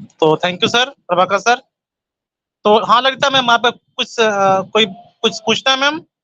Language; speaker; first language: Hindi; native; Hindi